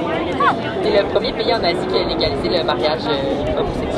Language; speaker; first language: French; native; French